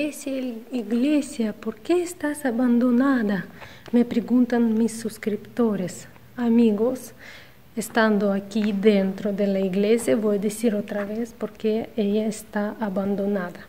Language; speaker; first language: Spanish; non-native, fluent; Russian